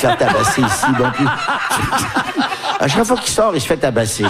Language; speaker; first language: French; early bilingual, other home language; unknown